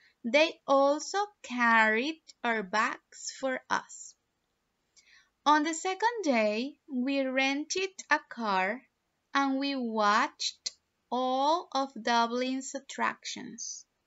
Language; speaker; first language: English; non-native, fluent; Spanish